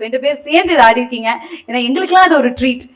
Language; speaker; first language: Tamil; native; Tamil